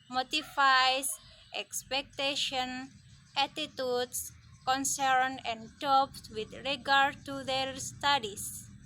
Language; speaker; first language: English; non-native, learner; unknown